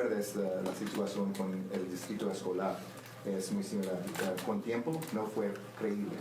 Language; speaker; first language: Spanish; non-native, learner; English